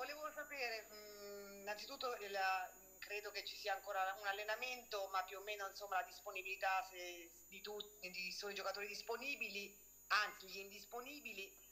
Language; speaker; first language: Italian; native; Italian